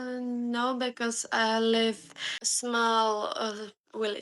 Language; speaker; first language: English; non-native, learner; Slovak